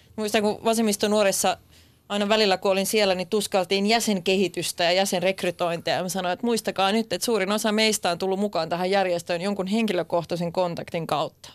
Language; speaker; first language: Finnish; non-native, local second language; Swedish